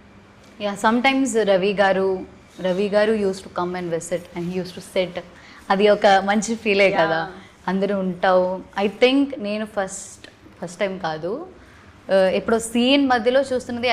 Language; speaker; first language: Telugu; non-native, learner; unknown